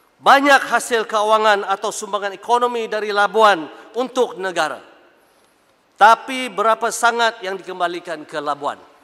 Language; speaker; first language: Malay; native; Malay